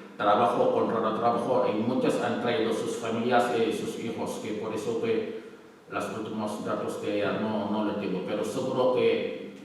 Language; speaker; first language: Spanish; non-native, learner; Wolof